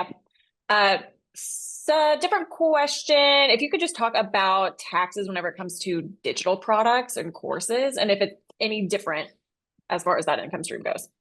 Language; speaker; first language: English; native; English